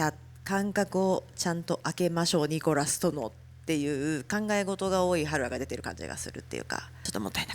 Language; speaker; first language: Japanese; native; Japanese